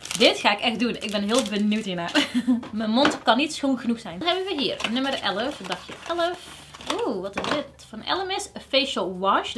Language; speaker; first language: Dutch; early bilingual, other home language; Riffian